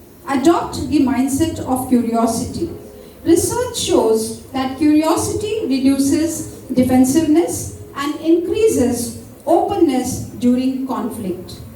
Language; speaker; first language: English; non-native, local second language; Marathi